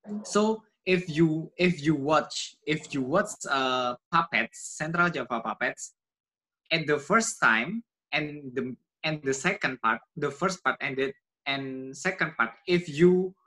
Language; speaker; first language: English; non-native, learner; Indonesian